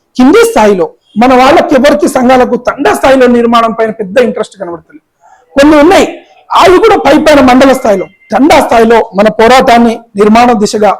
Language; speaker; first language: Telugu; non-native, local second language; Lambadi